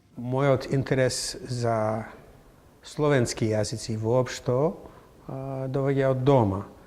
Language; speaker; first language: Macedonian; non-native, fluent; English